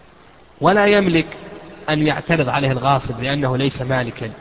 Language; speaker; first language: Arabic; native; Arabic